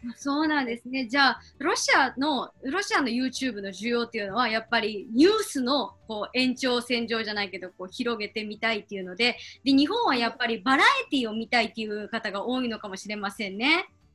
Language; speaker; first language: Japanese; native; Japanese